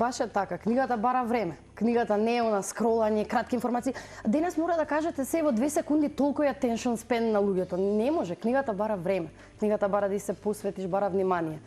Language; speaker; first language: Macedonian; native; Macedonian